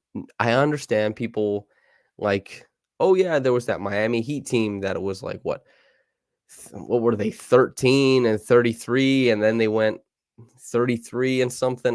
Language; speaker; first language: English; native; English